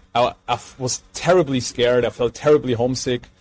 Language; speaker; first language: English; non-native, fluent; German